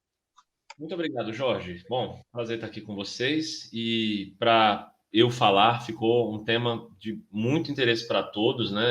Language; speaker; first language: Portuguese; native; Portuguese